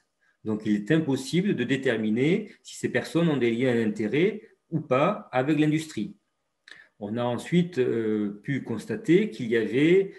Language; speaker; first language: French; native; French